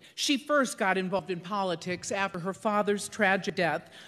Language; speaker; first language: English; native; English